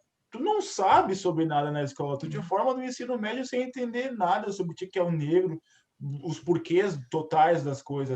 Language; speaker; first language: Portuguese; native; Portuguese